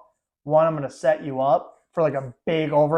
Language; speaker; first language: English; native; English